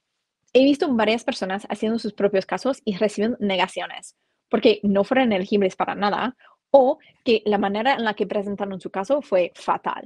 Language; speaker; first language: Spanish; non-native, fluent; English